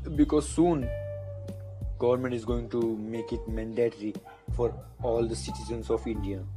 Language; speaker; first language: English; non-native, local second language; Hindi